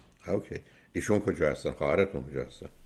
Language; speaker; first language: Persian; native; Persian